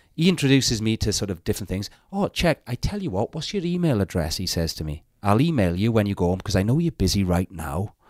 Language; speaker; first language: English; native; English